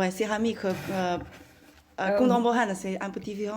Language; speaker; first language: French; non-native, learner; Chinese